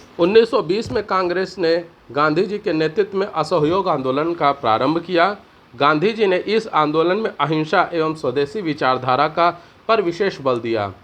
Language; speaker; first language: Hindi; native; Hindi